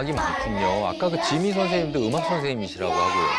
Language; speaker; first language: Korean; native; Korean